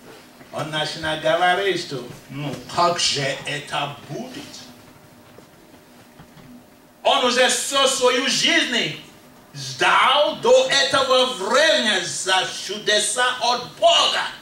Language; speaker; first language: Russian; non-native, fluent; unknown